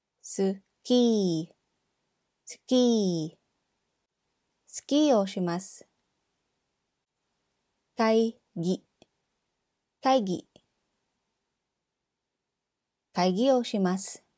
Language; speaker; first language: Japanese; non-native, fluent; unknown